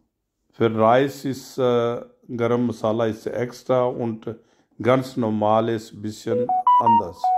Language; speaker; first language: German; non-native, learner; Urdu